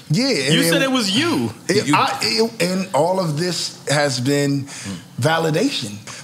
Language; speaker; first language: English; native; English